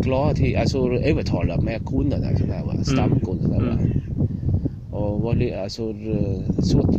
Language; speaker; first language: Swedish; non-native, learner; Vietnamese